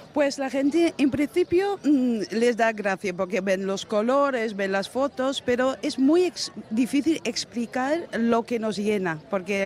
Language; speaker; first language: Spanish; non-native, learner; Dutch